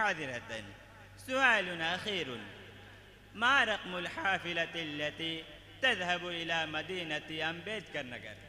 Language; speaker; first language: Arabic; non-native, fluent; Urdu